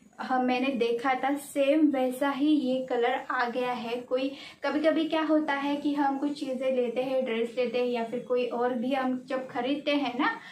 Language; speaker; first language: Hindi; non-native, local second language; Marathi